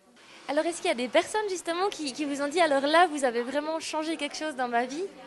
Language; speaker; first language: French; native; French